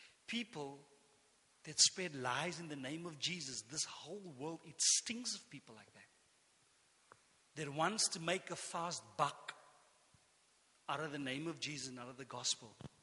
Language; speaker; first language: English; non-native, local second language; Afrikaans